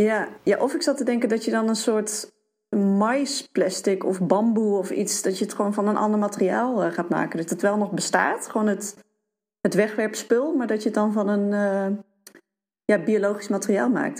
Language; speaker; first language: Dutch; native; Dutch